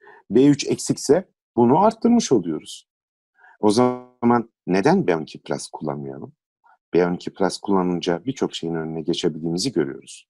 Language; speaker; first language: Turkish; native; Turkish